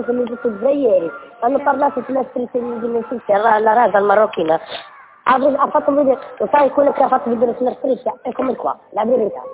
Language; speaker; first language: Italian; non-native, learner; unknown